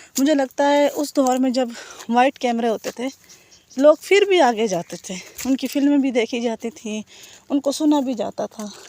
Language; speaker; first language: Urdu; non-native, local second language; Saraiki